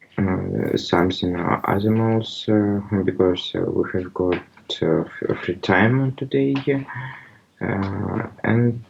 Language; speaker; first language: English; non-native, learner; Russian